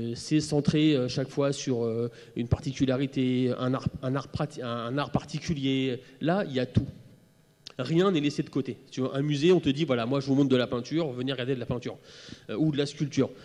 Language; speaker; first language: French; native; French